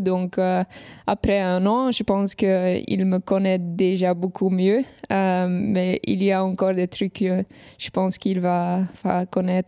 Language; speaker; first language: French; non-native, local second language; Dutch